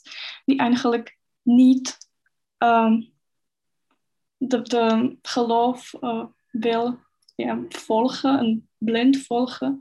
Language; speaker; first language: Dutch; non-native, fluent; Czech